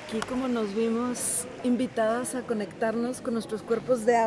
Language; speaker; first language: Spanish; non-native, fluent; Portuguese